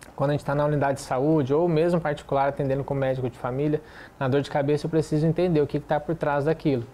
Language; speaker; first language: Portuguese; native; Portuguese